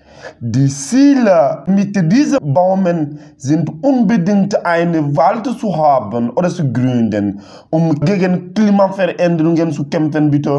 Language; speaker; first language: German; non-native, learner; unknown